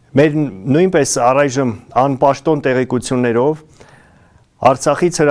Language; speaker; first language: Armenian; native; Armenian